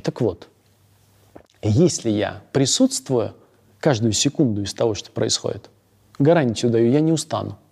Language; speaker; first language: Russian; native; Russian